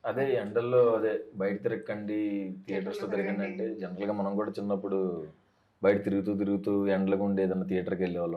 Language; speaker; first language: Telugu; native; Telugu